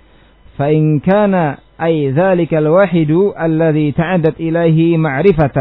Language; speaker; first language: Arabic; non-native, fluent; Indonesian